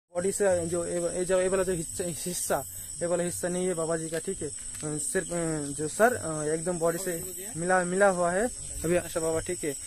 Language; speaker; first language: Hindi; non-native, local second language; Bangla